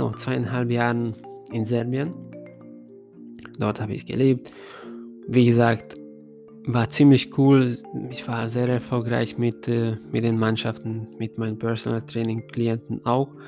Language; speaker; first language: German; non-native, fluent; Hungarian